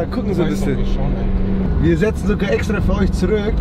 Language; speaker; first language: German; early bilingual, other home language; Turkish